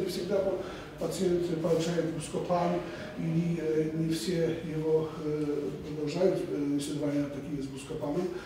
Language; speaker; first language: Russian; non-native, fluent; Polish